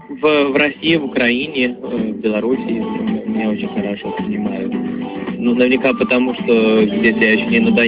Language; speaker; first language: Russian; early bilingual, heritage; Russian